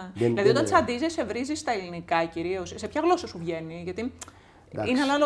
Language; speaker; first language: Greek; native; Greek